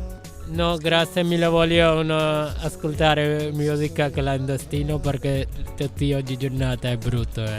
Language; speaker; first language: Italian; non-native, learner; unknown